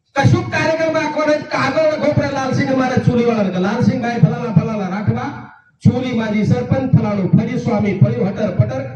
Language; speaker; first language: Gujarati; non-native, local second language; Rathawi